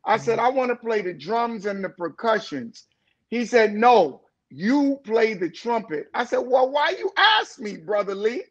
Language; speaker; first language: English; native; English